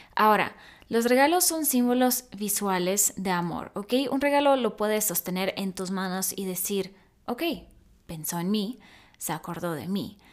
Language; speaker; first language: Spanish; early bilingual, other home language; Russian